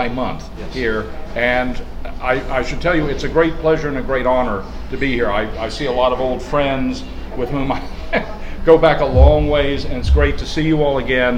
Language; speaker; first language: English; native; English